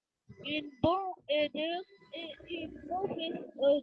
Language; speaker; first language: French; non-native, learner; Arabic